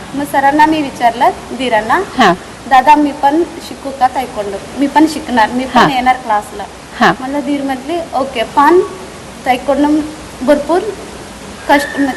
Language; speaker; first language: Marathi; non-native, local second language; Telugu